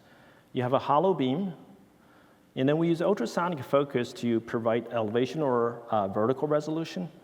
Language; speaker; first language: English; non-native, fluent; Chinese